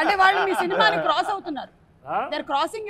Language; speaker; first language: Telugu; native; Telugu